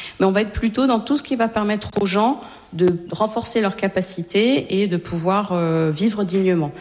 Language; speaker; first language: French; native; French